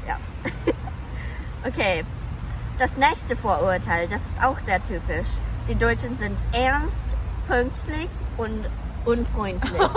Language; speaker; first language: German; non-native, learner; Japanese